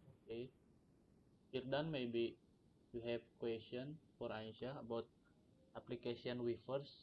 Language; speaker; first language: English; non-native, learner; Indonesian